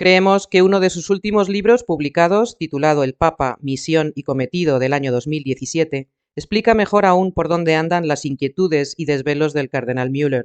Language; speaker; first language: Spanish; native; Spanish